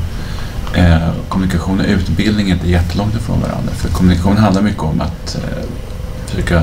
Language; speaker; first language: Swedish; native; Swedish